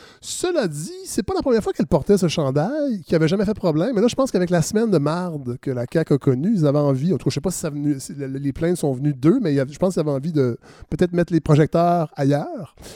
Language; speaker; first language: French; native; French